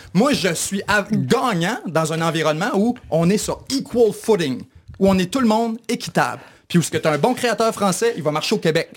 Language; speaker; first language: French; native; French